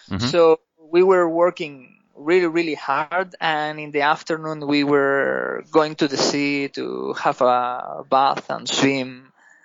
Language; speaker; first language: English; non-native, fluent; Spanish